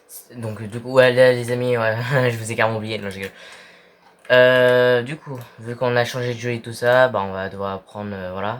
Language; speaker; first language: French; native; French